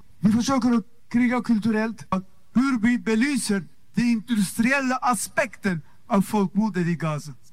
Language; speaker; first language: Swedish; non-native, fluent; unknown